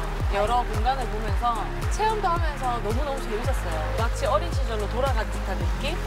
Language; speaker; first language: Korean; native; Korean